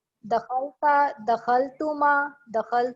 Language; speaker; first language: Arabic; non-native, learner; Urdu